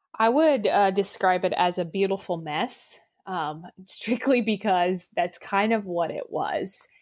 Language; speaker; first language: English; non-native, local second language; Pennsylvania German